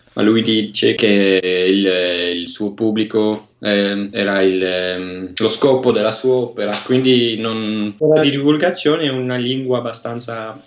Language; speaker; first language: Italian; non-native, fluent; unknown